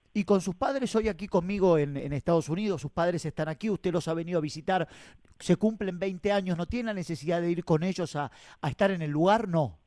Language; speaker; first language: Spanish; native; Spanish